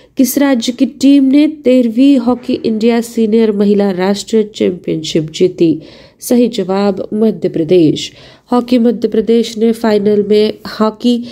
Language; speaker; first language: Hindi; non-native, local second language; Marathi